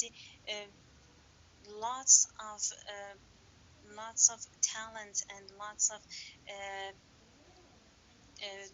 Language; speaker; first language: English; non-native, learner; Persian